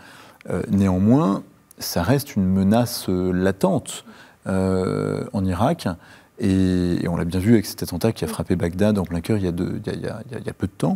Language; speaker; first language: French; native; French